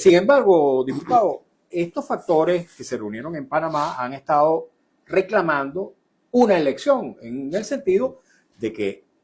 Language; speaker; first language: Spanish; native; Spanish